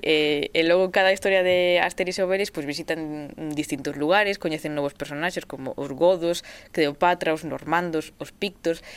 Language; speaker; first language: Galician; native; Galician